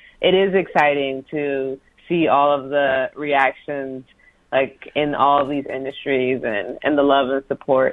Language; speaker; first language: English; native; English